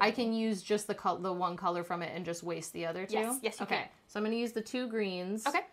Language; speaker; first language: English; native; English